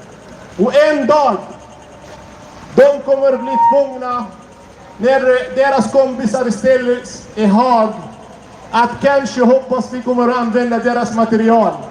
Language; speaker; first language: Swedish; non-native, fluent; Arabic